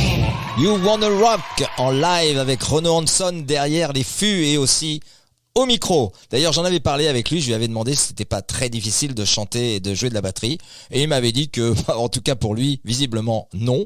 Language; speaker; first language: French; native; French